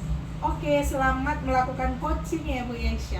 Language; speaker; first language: Indonesian; native; Indonesian